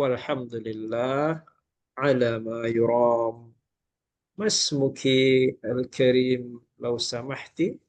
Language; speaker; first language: Arabic; non-native, fluent; Malay